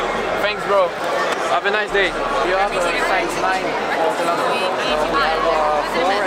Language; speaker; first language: English; non-native, learner; French